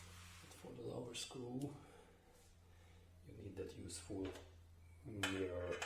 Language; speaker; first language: English; non-native, fluent; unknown